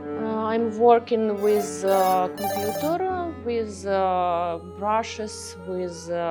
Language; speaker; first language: English; non-native, learner; Russian